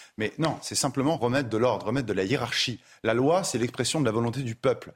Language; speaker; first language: French; native; French